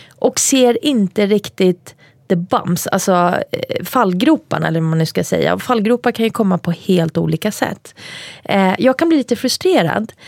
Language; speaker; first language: Swedish; early bilingual, other home language; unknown